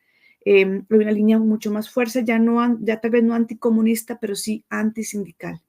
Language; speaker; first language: Spanish; native; Spanish